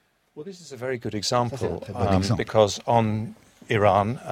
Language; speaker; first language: French; non-native, fluent; English